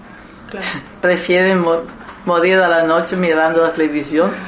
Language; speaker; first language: Spanish; non-native, fluent; Italian